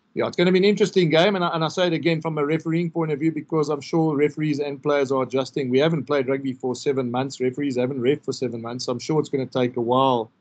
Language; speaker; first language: English; non-native, local second language; Afrikaans